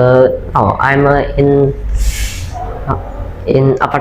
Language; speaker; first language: English; non-native, learner; Indonesian